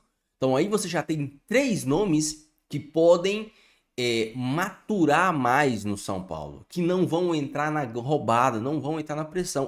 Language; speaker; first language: Portuguese; native; Portuguese